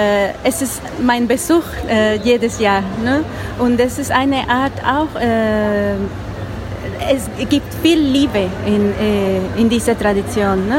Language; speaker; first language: German; non-native, learner; Spanish